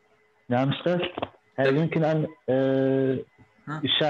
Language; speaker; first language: Arabic; non-native, learner; Turkish